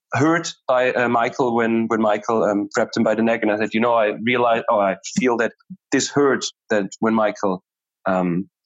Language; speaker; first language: English; non-native, fluent; German